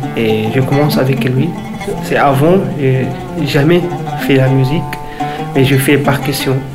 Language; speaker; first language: French; non-native, learner; Arabic